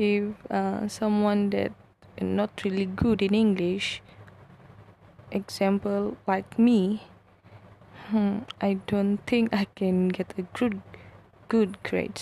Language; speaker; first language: English; non-native, local second language; Malay